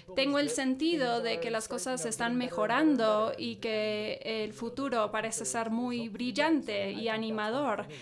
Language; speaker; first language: Spanish; non-native, fluent; English